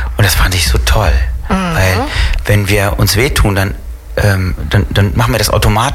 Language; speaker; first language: German; native; German